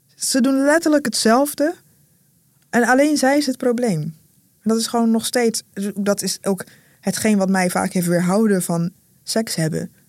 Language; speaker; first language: Dutch; native; Dutch